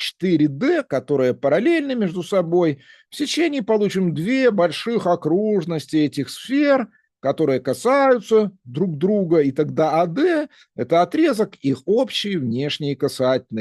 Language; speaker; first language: Russian; native; Russian